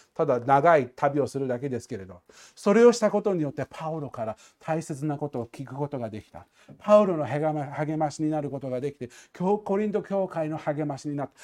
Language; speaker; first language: Japanese; non-native, fluent; English